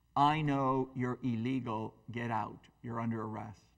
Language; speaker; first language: English; early bilingual, other home language; Spanish